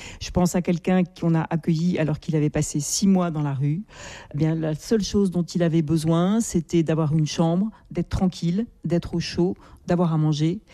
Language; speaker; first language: French; native; French